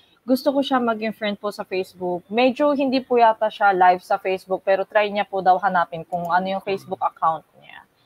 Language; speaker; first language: Filipino; non-native, fluent; Korean